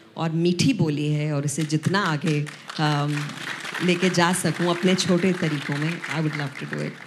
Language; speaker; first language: Hindi; non-native, local second language; Punjabi